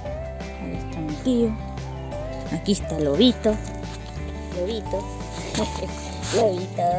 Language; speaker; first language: Spanish; native; Spanish